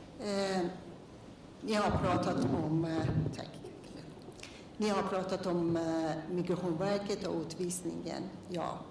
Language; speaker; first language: Swedish; non-native, learner; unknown